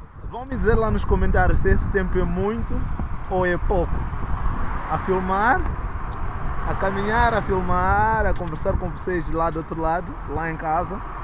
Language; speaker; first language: Portuguese; non-native, local second language; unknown